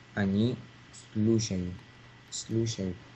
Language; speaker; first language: Russian; non-native, learner; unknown